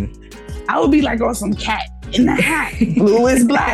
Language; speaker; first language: English; native; English